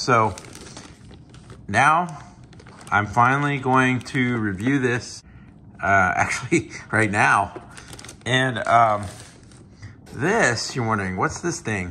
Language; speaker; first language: English; native; English